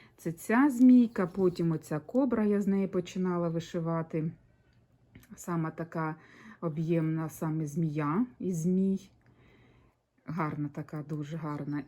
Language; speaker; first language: Ukrainian; non-native, local second language; Russian